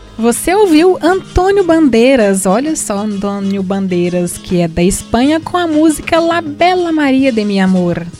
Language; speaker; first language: Portuguese; native; Portuguese